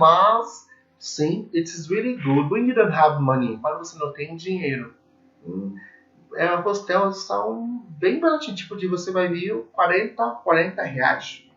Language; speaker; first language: Portuguese; non-native, learner; English